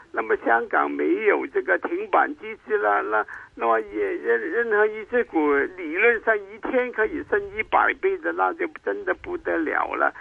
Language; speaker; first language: Chinese; non-native, local second language; Cantonese